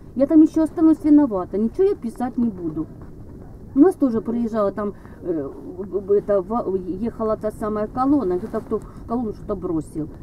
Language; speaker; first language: Russian; native; Russian